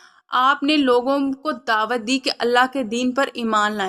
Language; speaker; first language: Urdu; native; Urdu